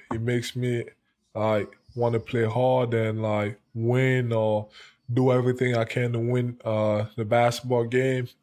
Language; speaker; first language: English; non-native, local second language; French